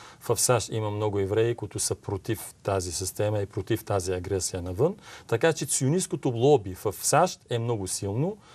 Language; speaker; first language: Bulgarian; non-native, fluent; Arabic